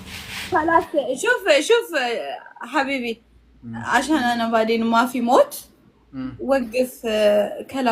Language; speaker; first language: Arabic; non-native, learner; Amharic